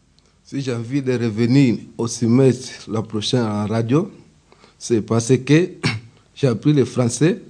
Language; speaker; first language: French; non-native, learner; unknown